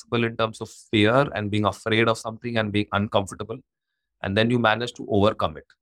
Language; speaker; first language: English; non-native, local second language; Hindi